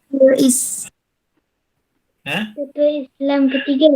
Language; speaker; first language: Indonesian; non-native, learner; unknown